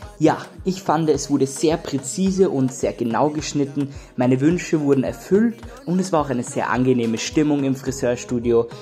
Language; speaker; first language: German; native; German